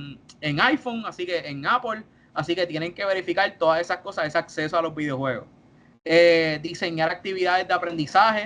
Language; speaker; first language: Spanish; native; Spanish